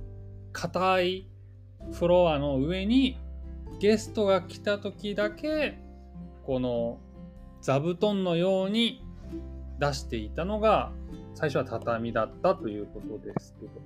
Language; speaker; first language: Japanese; native; Japanese